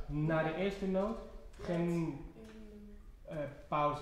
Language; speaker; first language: Dutch; non-native, fluent; Spanish